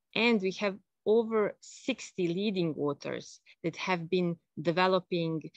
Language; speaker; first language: English; non-native, fluent; Bosnian